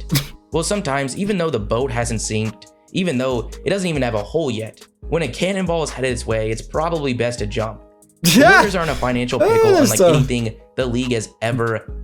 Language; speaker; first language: English; native; English